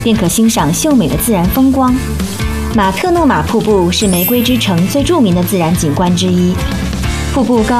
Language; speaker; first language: Chinese; native; Chinese